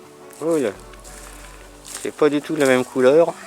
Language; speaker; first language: French; native; French